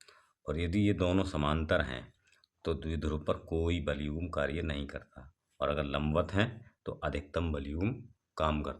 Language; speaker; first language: Hindi; native; Hindi